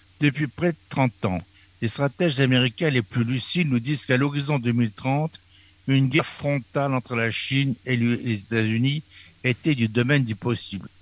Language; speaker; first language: French; native; French